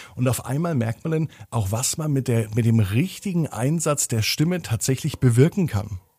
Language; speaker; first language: German; native; German